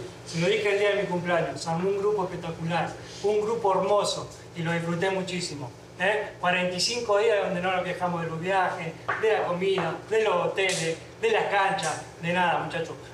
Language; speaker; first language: Spanish; native; Spanish